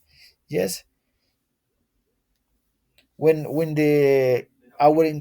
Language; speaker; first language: English; non-native, learner; Spanish